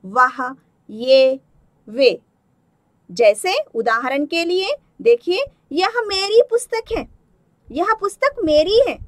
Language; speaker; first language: Hindi; non-native, local second language; Telugu